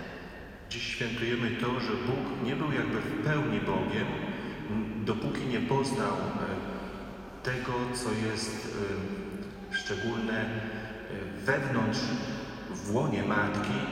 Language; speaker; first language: Polish; native; Polish